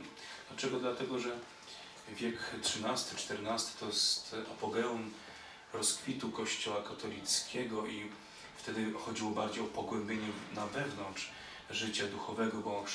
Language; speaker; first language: Polish; native; Polish